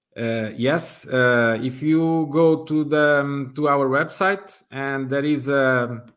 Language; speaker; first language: English; non-native, fluent; Portuguese